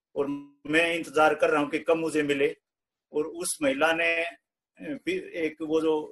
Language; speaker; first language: Hindi; native; Hindi